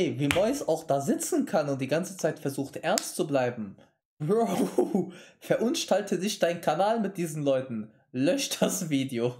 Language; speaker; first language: German; native; German